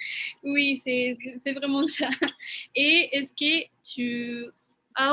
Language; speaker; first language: French; non-native, fluent; Spanish